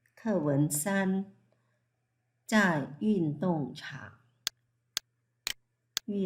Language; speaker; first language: Chinese; non-native, fluent; Thai